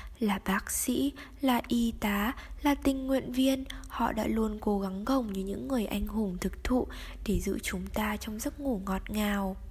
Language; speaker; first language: Vietnamese; native; Vietnamese